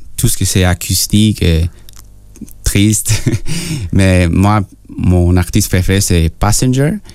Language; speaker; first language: French; non-native, fluent; Spanish